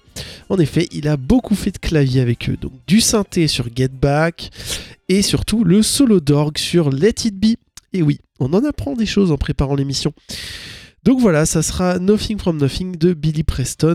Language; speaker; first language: French; native; French